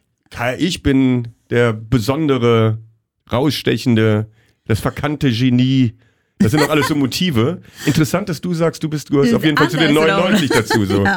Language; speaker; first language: German; native; German